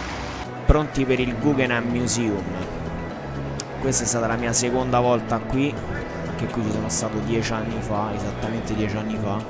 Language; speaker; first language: Italian; native; Italian